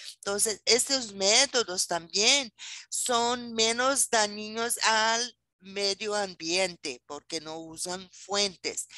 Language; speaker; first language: Spanish; non-native, fluent; Portuguese